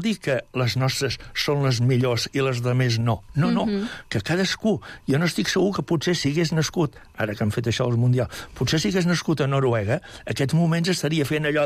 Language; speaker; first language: Catalan; native; Catalan